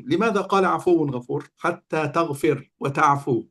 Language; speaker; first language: Arabic; native; Arabic